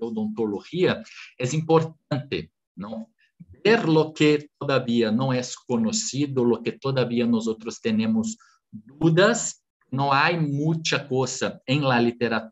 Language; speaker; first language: Spanish; non-native, fluent; Portuguese